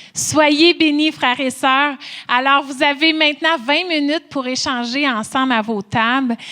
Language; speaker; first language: French; native; French